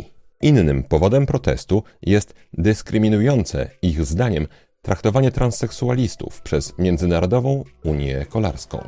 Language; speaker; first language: Polish; native; Polish